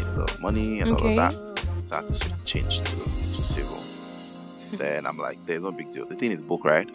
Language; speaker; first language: English; non-native, local second language; Yoruba